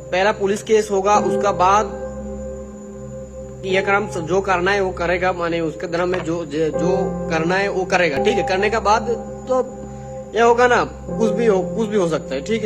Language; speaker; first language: Hindi; non-native, fluent; Bangla